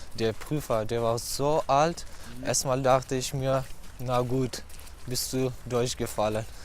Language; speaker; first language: German; non-native, fluent; Pashto